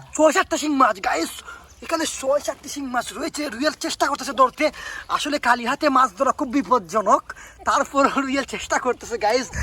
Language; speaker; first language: Bangla; non-native, local second language; Sylheti